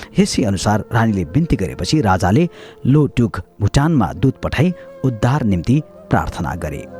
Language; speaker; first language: Nepali; native; Nepali